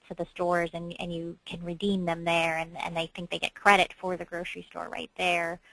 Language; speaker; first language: English; native; English